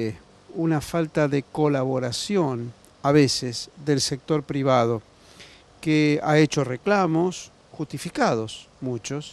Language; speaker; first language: Spanish; native; Spanish